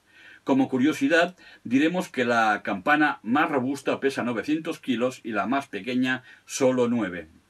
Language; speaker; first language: Spanish; non-native, local second language; Catalan